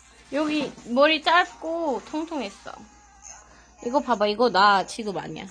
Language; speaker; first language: Korean; non-native, learner; Swedish